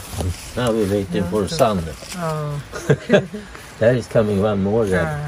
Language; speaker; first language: English; non-native, learner; Swedish